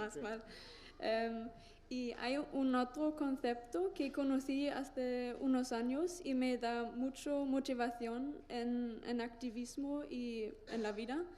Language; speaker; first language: Spanish; non-native, learner; German